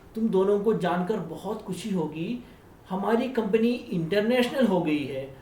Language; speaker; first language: Hindi; non-native, local second language; Malayalam